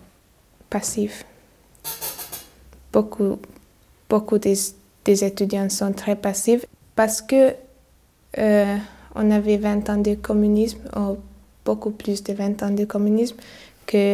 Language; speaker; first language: French; non-native, learner; Hungarian